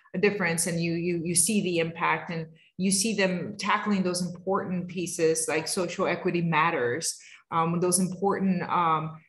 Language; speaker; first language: English; native; English